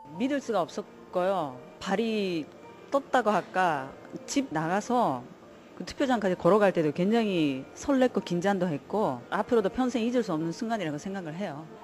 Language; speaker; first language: Korean; early bilingual, heritage; Korean